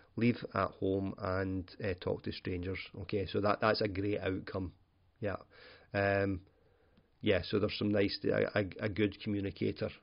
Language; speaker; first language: English; native; English